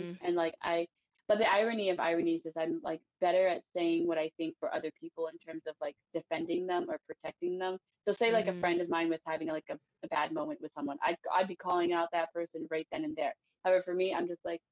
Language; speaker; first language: English; native; English